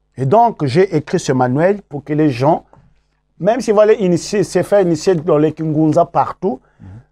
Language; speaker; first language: French; non-native, local second language; Kongo